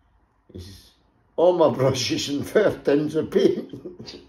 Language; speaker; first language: English; native; English